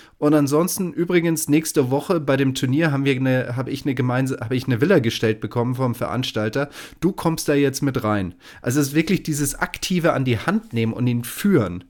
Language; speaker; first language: German; native; German